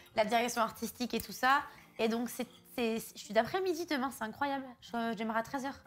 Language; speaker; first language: French; native; French